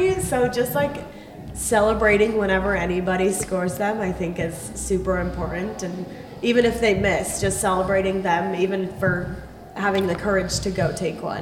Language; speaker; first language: English; native; English